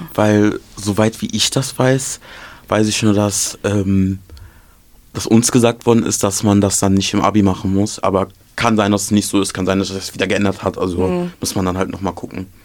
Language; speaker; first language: German; native; German